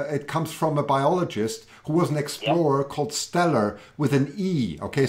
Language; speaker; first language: English; native; English